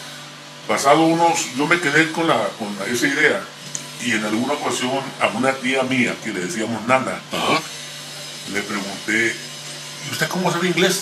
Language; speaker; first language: Spanish; native; Spanish